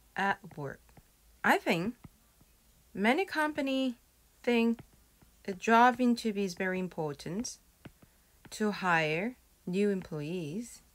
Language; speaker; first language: English; non-native, fluent; Korean